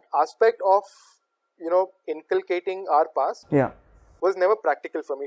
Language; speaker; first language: English; non-native, local second language; Hindi